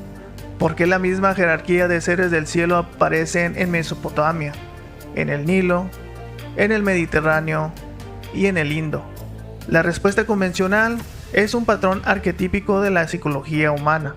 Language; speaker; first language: Spanish; native; Spanish